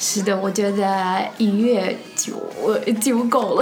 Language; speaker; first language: Chinese; non-native, fluent; Russian